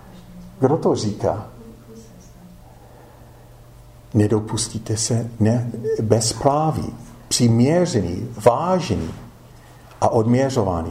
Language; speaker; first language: Czech; non-native, fluent; English